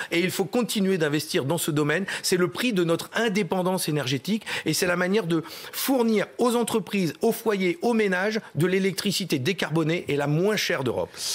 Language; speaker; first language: French; native; French